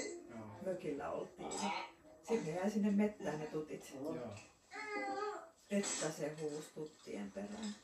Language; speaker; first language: Finnish; native; Finnish